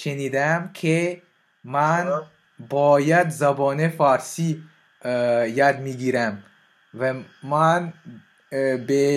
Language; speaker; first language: Persian; non-native, learner; French